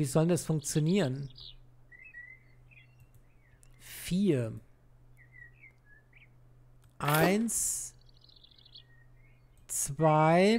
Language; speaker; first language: German; native; German